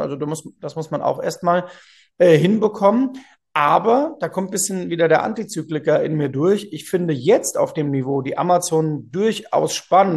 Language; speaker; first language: German; native; German